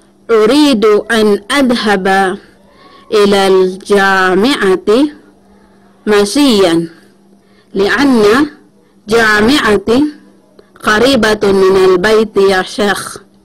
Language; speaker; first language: Arabic; non-native, learner; Maguindanaon